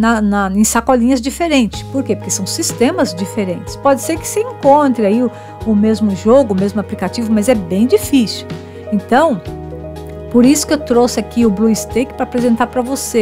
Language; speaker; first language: Portuguese; native; Portuguese